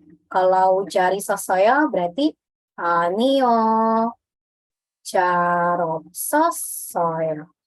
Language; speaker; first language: Korean; non-native, fluent; Indonesian